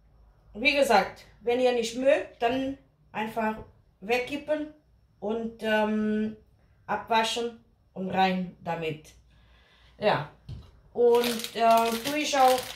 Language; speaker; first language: German; non-native, fluent; Portuguese